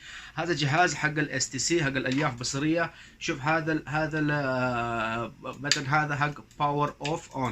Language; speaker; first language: Arabic; non-native, learner; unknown